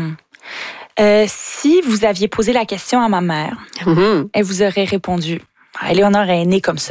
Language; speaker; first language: French; native; French